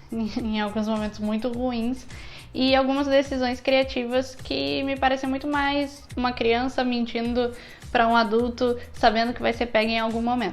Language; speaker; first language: Portuguese; native; Portuguese